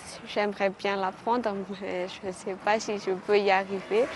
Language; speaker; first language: French; non-native, local second language; Malagasy